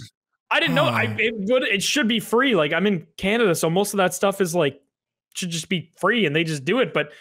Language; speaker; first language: English; native; English